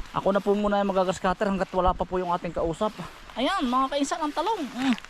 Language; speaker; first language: Filipino; native; Filipino